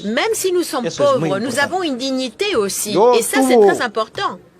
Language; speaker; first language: French; non-native, local second language; Portuguese